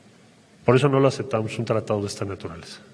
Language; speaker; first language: Spanish; native; Spanish